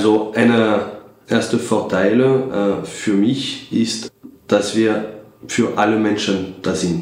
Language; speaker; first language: German; non-native, fluent; French